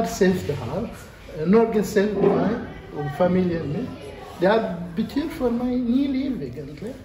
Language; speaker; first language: Norwegian; non-native, learner; Arabic